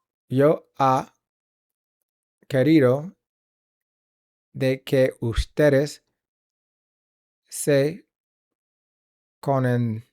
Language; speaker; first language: Spanish; non-native, learner; English